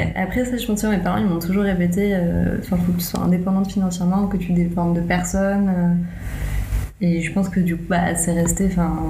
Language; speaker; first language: French; non-native, local second language; Arabic